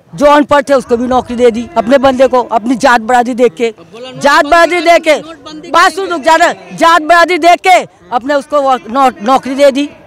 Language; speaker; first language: Hindi; non-native, local second language; Gujarati